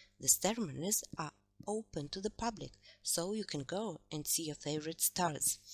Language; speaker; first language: English; non-native, fluent; Russian